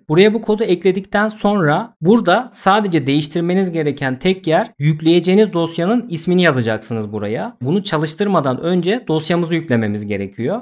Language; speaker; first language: Turkish; native; Turkish